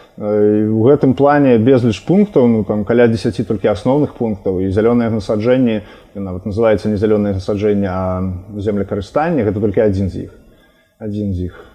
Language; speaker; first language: Belarusian; non-native, local second language; Russian